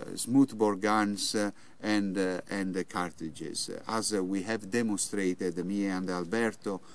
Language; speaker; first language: English; non-native, fluent; Italian